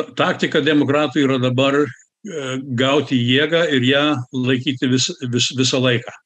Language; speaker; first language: Lithuanian; early bilingual, heritage; Lithuanian